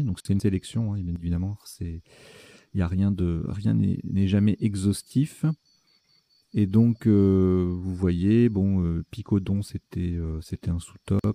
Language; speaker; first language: French; native; French